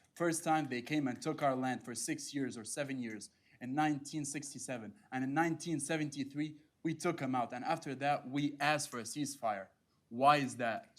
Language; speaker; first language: English; non-native, fluent; Arabic